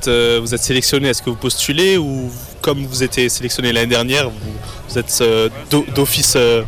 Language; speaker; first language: French; native; French